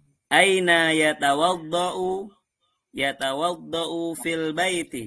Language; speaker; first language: Arabic; non-native, learner; Indonesian